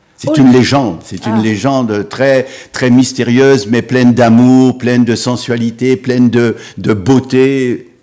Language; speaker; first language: French; native; French